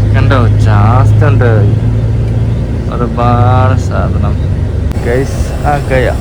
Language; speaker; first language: Malayalam; non-native, learner; Bangla